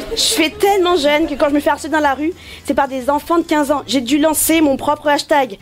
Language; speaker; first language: French; native; French